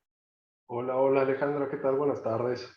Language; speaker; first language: Spanish; native; Spanish